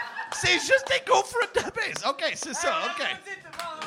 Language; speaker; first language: French; native; French